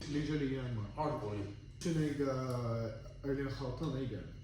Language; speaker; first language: Chinese; non-native, fluent; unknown